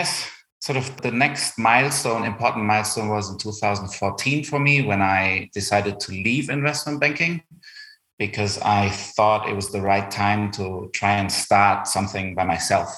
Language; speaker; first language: English; non-native, fluent; German